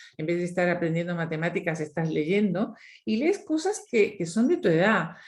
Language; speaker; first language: Spanish; native; Spanish